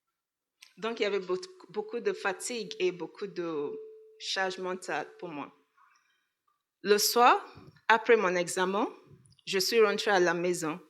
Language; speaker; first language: French; non-native, learner; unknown